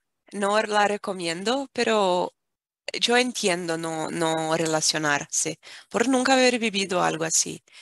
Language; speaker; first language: Spanish; non-native, fluent; Portuguese